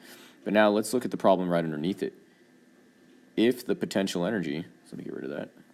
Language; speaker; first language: English; native; English